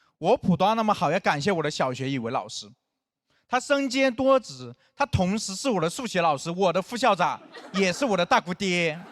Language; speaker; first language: Chinese; non-native, local second language; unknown